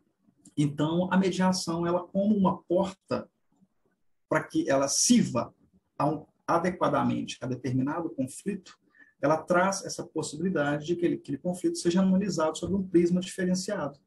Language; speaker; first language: Portuguese; native; Portuguese